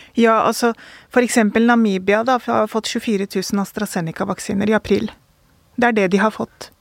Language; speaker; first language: Norwegian; early bilingual, other home language; Urdu